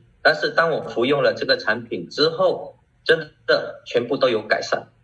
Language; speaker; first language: Chinese; early bilingual, heritage; Chinese